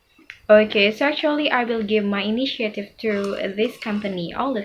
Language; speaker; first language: English; non-native, fluent; Indonesian